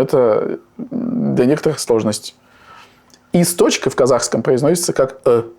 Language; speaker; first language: Russian; native; Russian